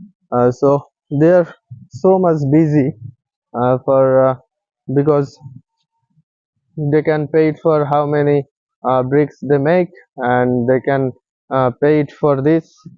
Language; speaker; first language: English; non-native, local second language; Bangla